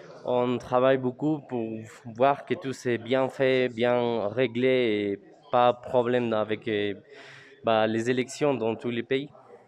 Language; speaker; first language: French; non-native, fluent; Spanish